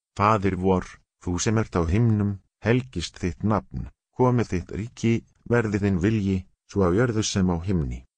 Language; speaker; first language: Icelandic; non-native, learner; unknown